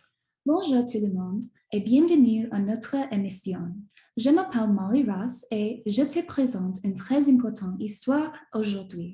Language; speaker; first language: French; non-native, learner; English